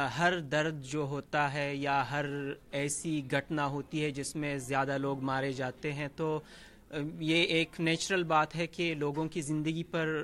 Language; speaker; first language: Urdu; non-native, fluent; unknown